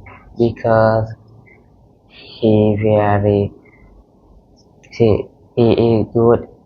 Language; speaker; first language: English; non-native, learner; Vietnamese